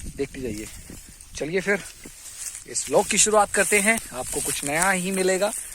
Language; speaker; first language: Hindi; non-native, local second language; Punjabi